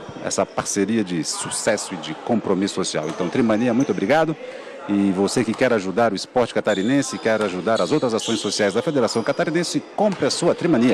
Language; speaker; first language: Portuguese; native; Portuguese